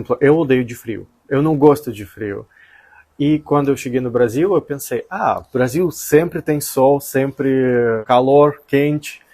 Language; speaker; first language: Portuguese; non-native, fluent; Russian